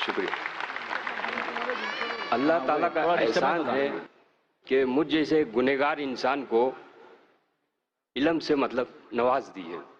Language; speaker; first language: Hindi; non-native, local second language; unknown